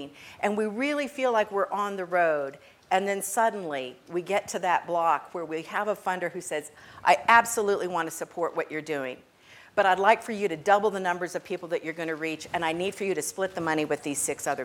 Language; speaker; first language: English; native; English